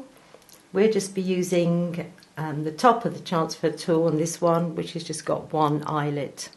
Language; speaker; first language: English; native; English